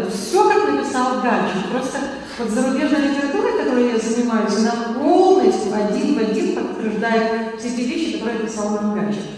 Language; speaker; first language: Russian; non-native, local second language; Karachay-Balkar